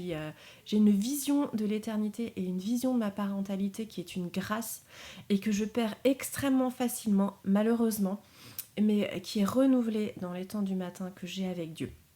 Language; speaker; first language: French; native; French